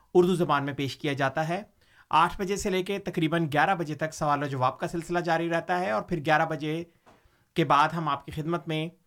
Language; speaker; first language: Urdu; native; Urdu